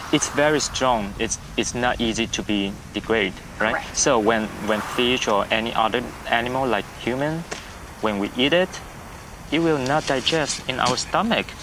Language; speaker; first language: English; non-native, fluent; Chinese